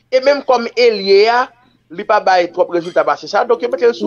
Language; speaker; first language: French; non-native, local second language; Haitian Creole